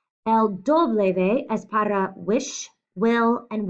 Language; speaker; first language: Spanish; non-native, fluent; English